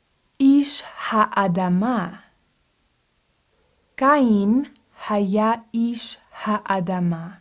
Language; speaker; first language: Hebrew; non-native, fluent; English